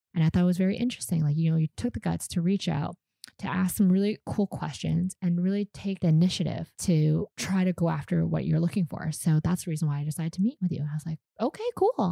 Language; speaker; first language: English; non-native, fluent; Vietnamese